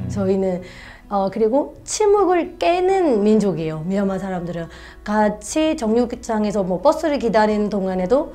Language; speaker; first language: Korean; non-native, fluent; Burmese